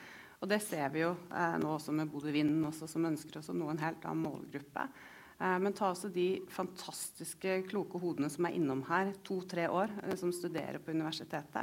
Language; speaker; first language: Norwegian; native; Norwegian